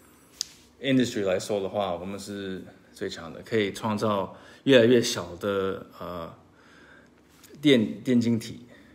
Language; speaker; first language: Chinese; early bilingual, heritage; Chinese